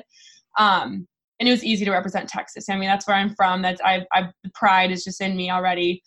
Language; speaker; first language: English; native; English